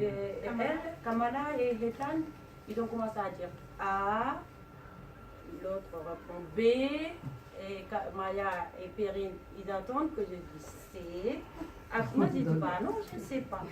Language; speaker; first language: French; non-native, learner; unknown